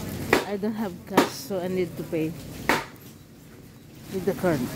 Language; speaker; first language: English; non-native, learner; Filipino